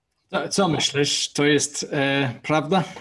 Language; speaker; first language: Polish; non-native, learner; English